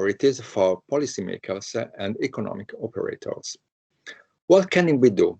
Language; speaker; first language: English; non-native, fluent; Italian